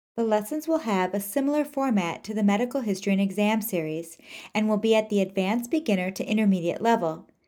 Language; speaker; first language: English; native; English